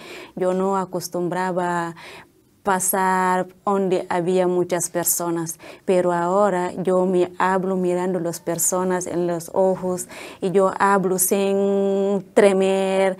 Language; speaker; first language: Spanish; non-native, learner; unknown